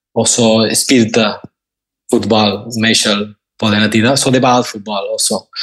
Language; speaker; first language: Norwegian; non-native, fluent; Spanish